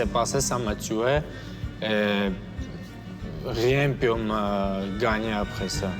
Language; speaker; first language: French; non-native, learner; Armenian